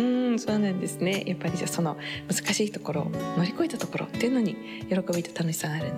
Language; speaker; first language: Japanese; native; Japanese